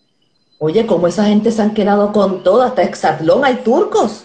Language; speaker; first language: Spanish; native; Spanish